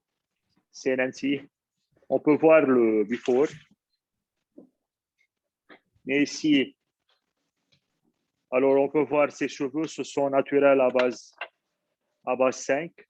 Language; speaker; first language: French; non-native, fluent; Arabic